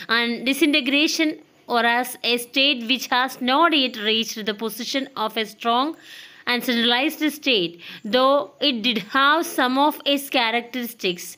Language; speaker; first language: English; non-native, local second language; Malayalam